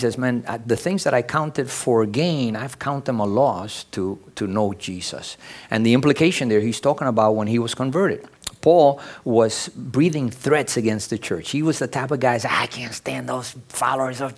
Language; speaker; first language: English; early bilingual, other home language; Spanish